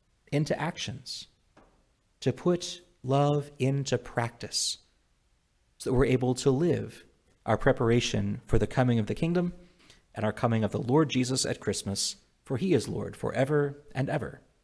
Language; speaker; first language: English; native; English